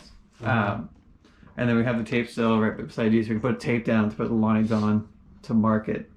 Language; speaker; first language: English; native; English